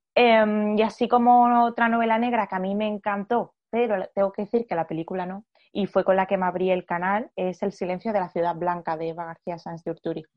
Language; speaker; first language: Spanish; native; Spanish